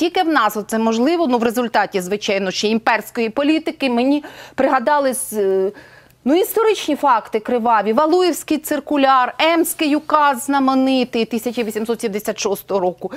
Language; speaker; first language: Ukrainian; native; Ukrainian